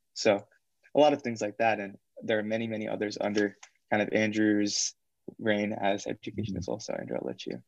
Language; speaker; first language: English; native; English